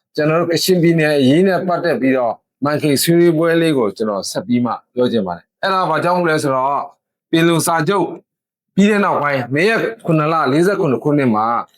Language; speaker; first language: Burmese; non-native, local second language; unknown